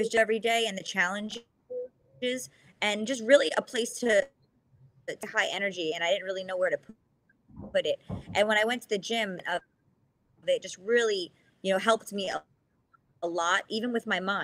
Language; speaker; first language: English; native; English